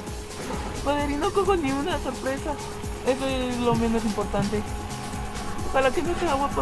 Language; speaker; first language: Spanish; native; Spanish